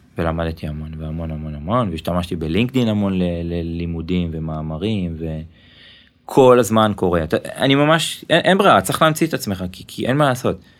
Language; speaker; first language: Hebrew; native; Hebrew